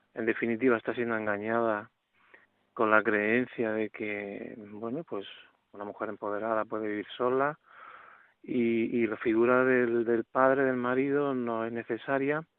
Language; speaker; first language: Spanish; native; Spanish